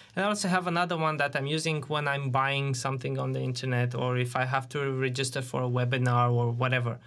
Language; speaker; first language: English; non-native, fluent; Romanian